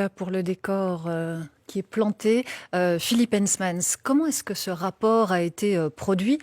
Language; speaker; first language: French; native; French